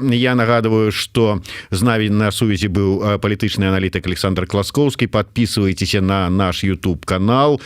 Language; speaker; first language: Belarusian; native; Belarusian